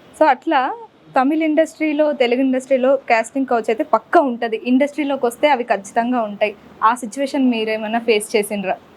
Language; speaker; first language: Telugu; native; Telugu